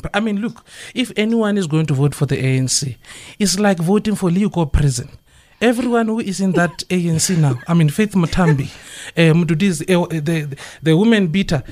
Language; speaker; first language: English; non-native, local second language; Northern Sotho